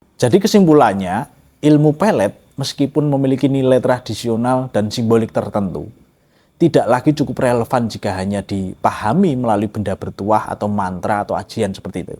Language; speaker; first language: Indonesian; native; Indonesian